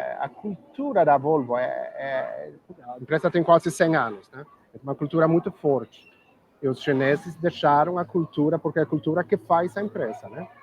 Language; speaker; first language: Portuguese; non-native, fluent; Swedish